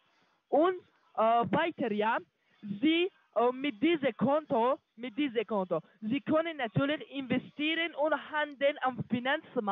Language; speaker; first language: German; non-native, learner; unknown